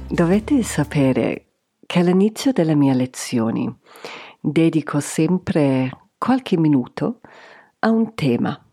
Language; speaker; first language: Italian; non-native, fluent; English